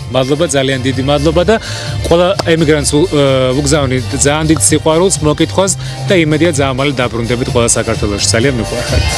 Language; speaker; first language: Georgian; early bilingual, heritage; Georgian